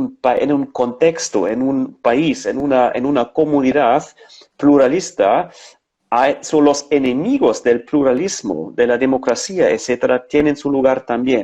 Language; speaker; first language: Spanish; non-native, fluent; German